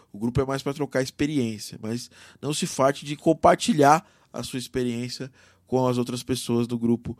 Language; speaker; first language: Portuguese; native; Portuguese